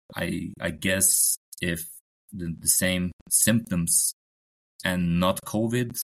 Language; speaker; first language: English; non-native, fluent; Norwegian